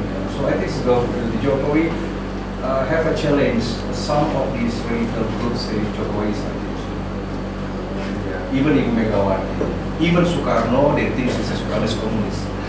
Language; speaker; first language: English; non-native, learner; Indonesian